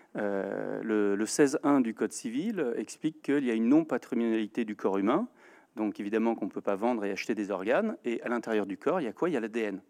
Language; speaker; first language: French; native; French